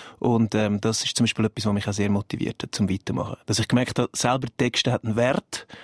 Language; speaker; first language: German; native; German